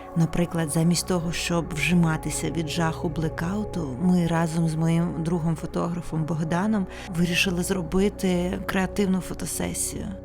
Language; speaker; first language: Ukrainian; non-native, local second language; Russian